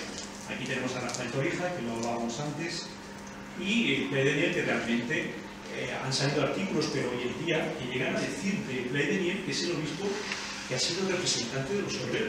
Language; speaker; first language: Spanish; native; Spanish